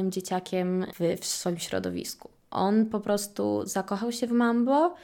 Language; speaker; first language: Polish; native; Polish